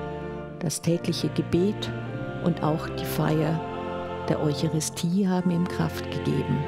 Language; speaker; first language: German; native; German